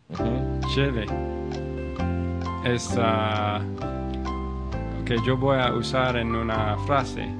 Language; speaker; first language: Spanish; non-native, learner; English